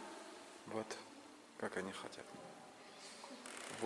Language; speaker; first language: Russian; non-native, learner; French